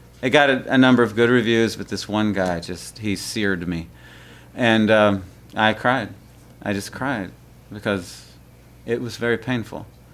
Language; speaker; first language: English; early bilingual, other home language; Spanish